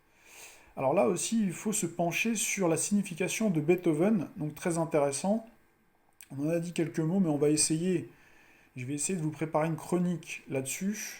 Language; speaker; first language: French; native; French